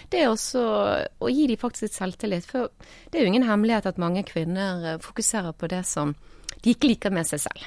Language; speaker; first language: Norwegian; native; Norwegian